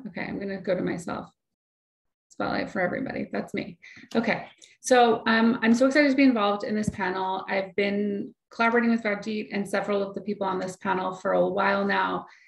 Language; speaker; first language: English; native; English